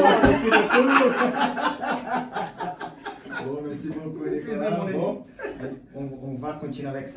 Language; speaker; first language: French; non-native, learner; Portuguese